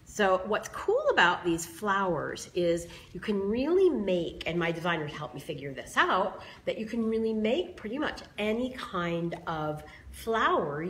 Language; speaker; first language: English; native; English